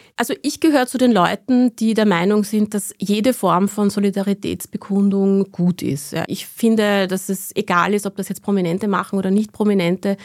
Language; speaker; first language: German; early bilingual, other home language; Persian